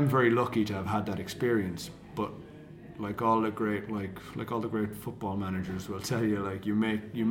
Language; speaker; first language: English; native; English